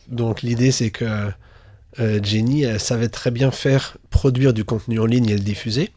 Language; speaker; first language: French; native; French